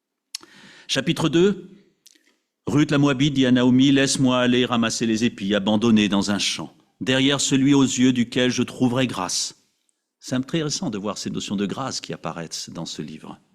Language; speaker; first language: French; native; French